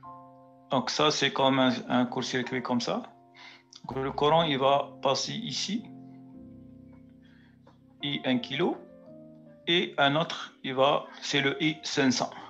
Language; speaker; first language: French; native; French